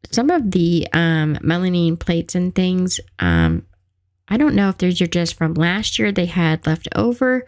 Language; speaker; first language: English; native; English